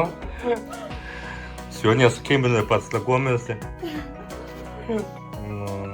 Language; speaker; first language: Russian; non-native, learner; Chinese